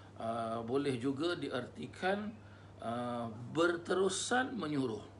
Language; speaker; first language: Malay; native; Malay